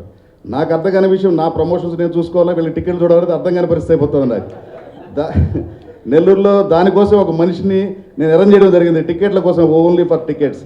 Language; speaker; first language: Telugu; native; Telugu